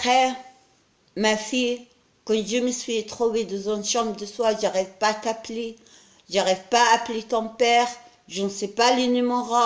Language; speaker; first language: French; non-native, learner; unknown